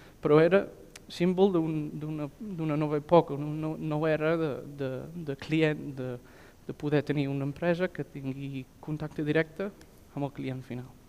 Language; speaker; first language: Catalan; non-native, fluent; English